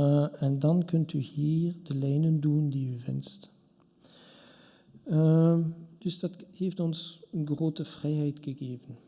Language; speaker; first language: Dutch; non-native, local second language; French